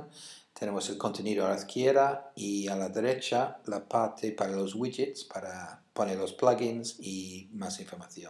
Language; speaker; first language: Spanish; non-native, fluent; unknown